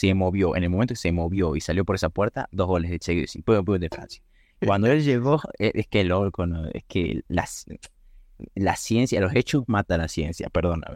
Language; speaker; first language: Spanish; native; Spanish